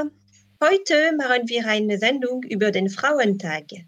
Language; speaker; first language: German; non-native, learner; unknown